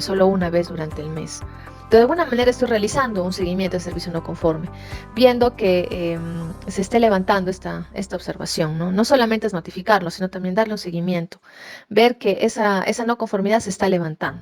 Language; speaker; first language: Spanish; native; Spanish